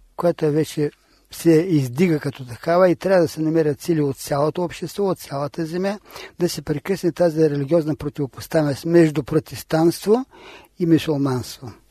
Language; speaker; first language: Bulgarian; native; Bulgarian